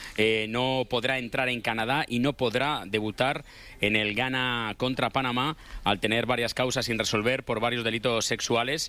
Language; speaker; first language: Spanish; native; Spanish